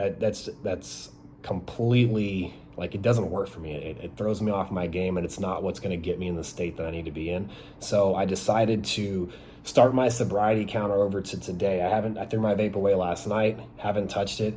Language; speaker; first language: English; native; English